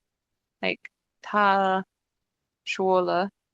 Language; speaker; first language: Chinese; non-native, learner; English